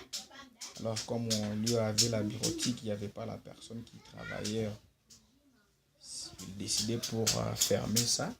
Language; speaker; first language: French; non-native, local second language; Swahili